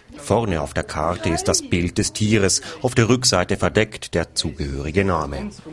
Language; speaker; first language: German; native; German